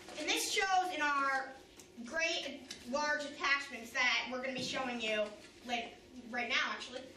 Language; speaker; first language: English; native; English